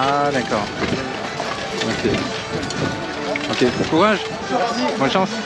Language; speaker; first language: French; non-native, learner; Korean